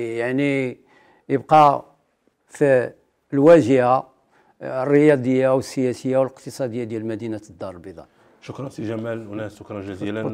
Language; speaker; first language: Arabic; native; Arabic